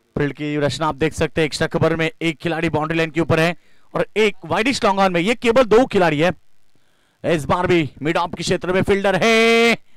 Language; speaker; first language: Hindi; non-native, local second language; Marathi